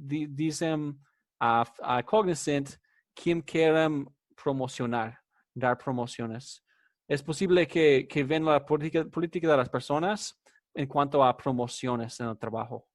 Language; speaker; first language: Spanish; non-native, fluent; English